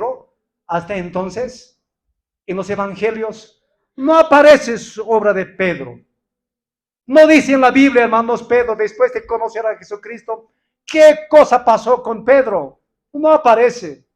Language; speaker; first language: Spanish; non-native, local second language; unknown